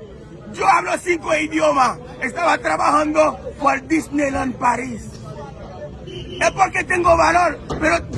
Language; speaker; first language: Spanish; non-native, fluent; Haitian Creole